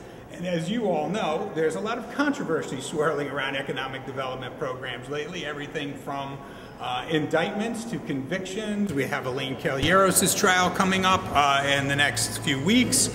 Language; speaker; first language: English; native; English